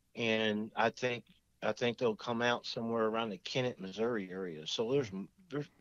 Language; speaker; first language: English; native; English